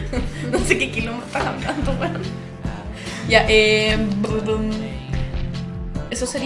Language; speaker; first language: Spanish; native; Spanish